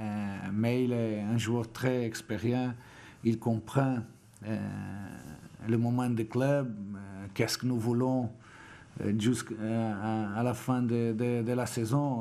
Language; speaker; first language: French; non-native, fluent; Portuguese